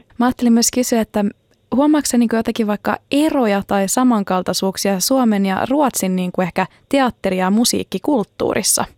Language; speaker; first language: Finnish; native; Finnish